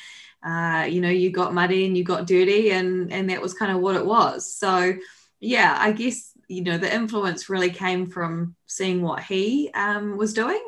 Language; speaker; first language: English; native; English